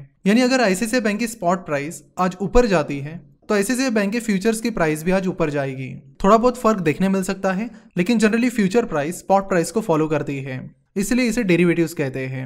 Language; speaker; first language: Hindi; non-native, local second language; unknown